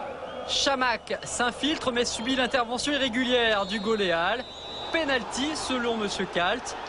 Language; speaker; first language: French; native; French